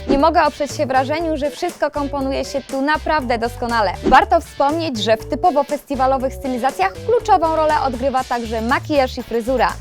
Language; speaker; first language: Polish; native; Polish